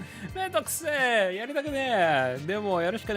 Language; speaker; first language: Japanese; non-native, learner; English